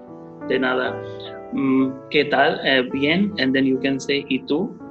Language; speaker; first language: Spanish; non-native, fluent; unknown